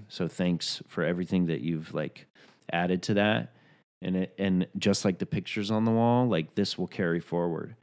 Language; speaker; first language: English; native; English